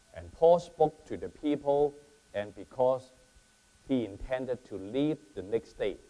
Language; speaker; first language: English; non-native, fluent; Chinese